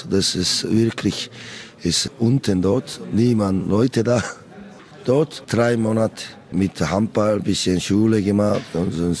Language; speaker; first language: German; non-native, learner; Korean